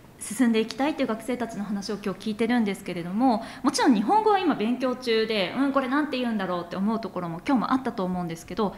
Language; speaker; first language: Japanese; native; Japanese